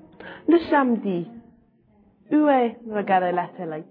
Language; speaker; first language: French; non-native, learner; English